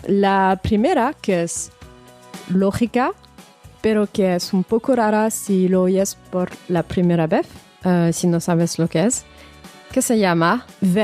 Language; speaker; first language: Spanish; non-native, fluent; French